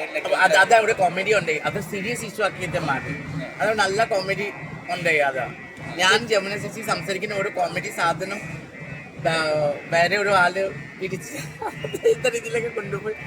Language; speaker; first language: Malayalam; non-native, learner; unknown